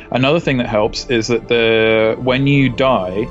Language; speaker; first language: English; native; English